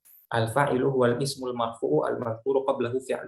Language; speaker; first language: Arabic; non-native, fluent; Indonesian